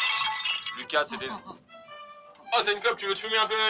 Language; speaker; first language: French; native; French